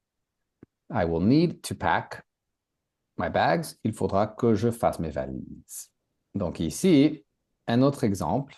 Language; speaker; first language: French; native; French